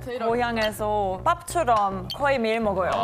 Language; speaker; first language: Korean; non-native, learner; German